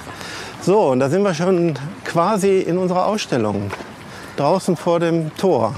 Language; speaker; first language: German; native; German